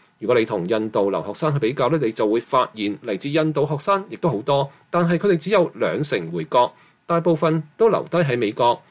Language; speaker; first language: Chinese; non-native, local second language; Cantonese